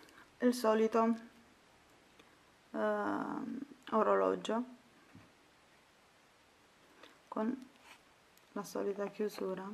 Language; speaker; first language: Italian; non-native, fluent; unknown